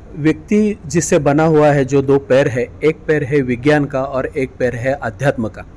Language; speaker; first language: Hindi; non-native, local second language; Marathi